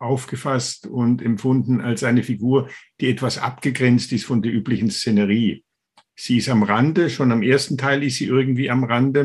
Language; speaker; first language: German; native; German